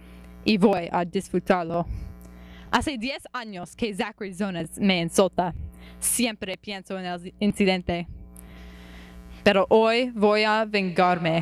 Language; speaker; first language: Spanish; non-native, learner; English